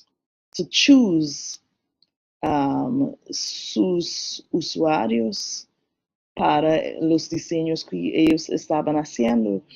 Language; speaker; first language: Spanish; non-native, learner; English